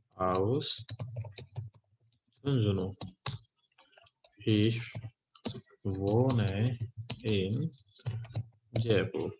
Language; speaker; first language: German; non-native, fluent; Hindi